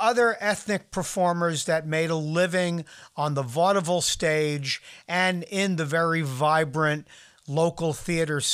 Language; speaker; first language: English; native; English